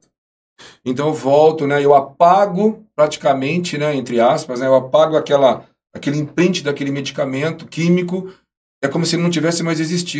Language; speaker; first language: Portuguese; native; Portuguese